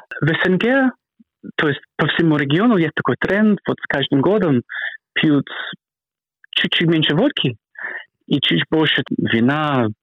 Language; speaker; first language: Russian; non-native, fluent; English